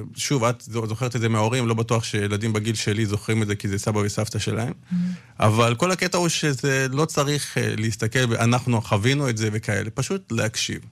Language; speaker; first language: Hebrew; early bilingual, other home language; Amharic